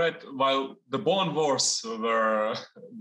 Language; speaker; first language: English; non-native, fluent; Serbian